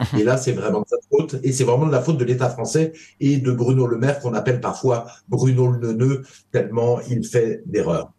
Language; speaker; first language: French; native; French